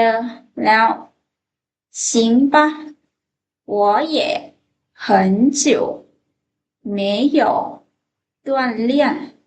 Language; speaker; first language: Chinese; non-native, fluent; Lao